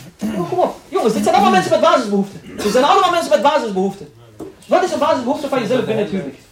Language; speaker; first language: Dutch; early bilingual, other home language; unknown